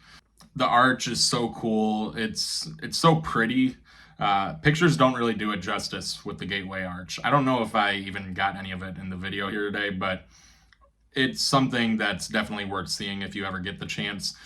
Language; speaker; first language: English; native; English